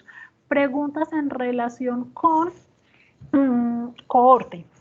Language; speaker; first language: Spanish; native; Spanish